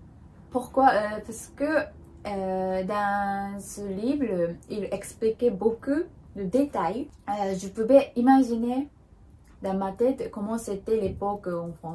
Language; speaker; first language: French; non-native, learner; Japanese